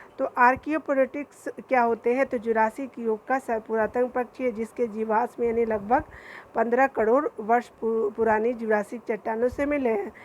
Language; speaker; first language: Hindi; native; Hindi